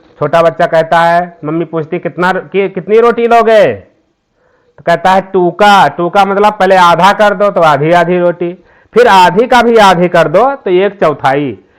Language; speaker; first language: Hindi; native; Hindi